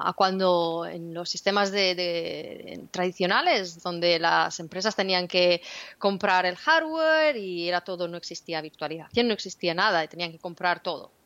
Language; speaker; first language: Spanish; native; Spanish